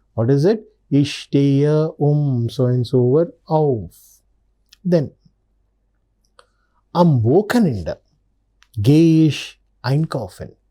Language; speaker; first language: German; non-native, learner; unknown